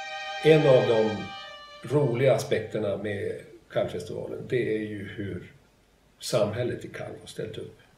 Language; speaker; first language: Swedish; native; Swedish